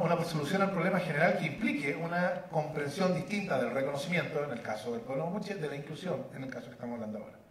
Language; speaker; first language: Spanish; native; Spanish